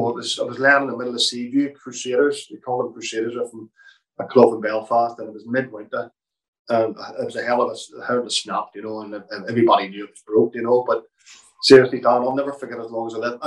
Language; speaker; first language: English; native; English